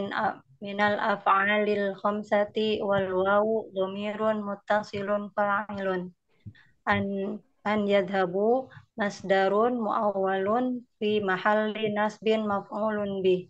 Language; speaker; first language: Arabic; non-native, learner; Indonesian